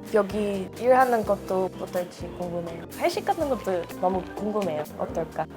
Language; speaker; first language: Korean; non-native, fluent; Dutch